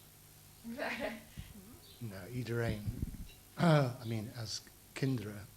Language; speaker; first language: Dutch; non-native, learner; English